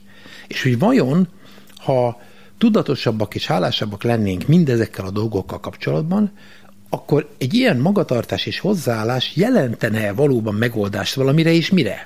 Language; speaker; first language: Hungarian; native; Hungarian